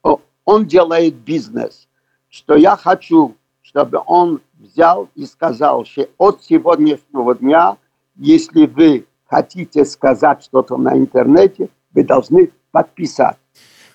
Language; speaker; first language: Russian; non-native, learner; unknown